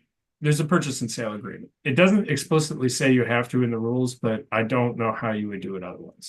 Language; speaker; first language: English; native; English